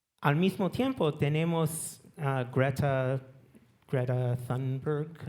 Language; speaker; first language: Spanish; non-native, learner; English